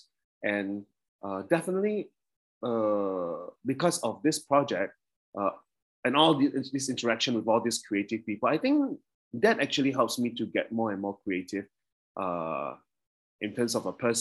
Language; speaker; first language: English; early bilingual, other home language; Indonesian